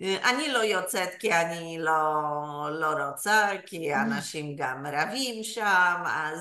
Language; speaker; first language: Hebrew; non-native, learner; Polish